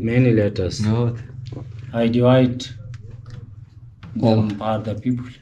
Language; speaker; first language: English; non-native, learner; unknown